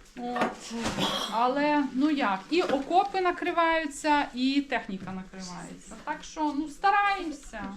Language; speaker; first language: Ukrainian; native; Ukrainian